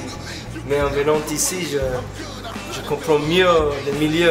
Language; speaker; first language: French; non-native, fluent; English